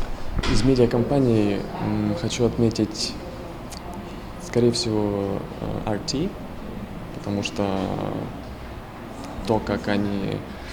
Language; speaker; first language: Russian; native; Russian